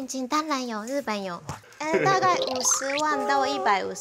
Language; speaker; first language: Chinese; non-native, fluent; Japanese